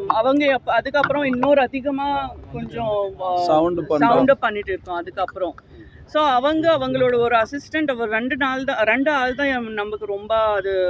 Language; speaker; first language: Tamil; non-native, learner; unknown